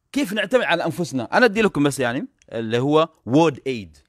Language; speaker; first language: Arabic; non-native, fluent; Afar